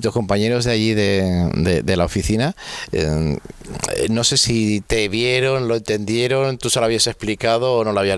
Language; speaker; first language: Spanish; native; Spanish